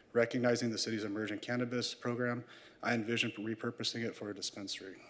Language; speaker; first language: English; native; English